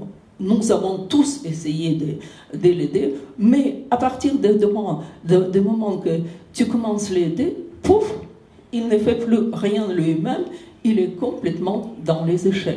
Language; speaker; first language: French; non-native, fluent; Russian